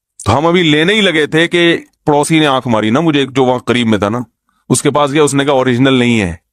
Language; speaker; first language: Urdu; native; Urdu